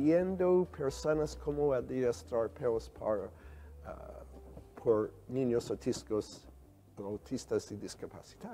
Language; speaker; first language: Spanish; non-native, learner; English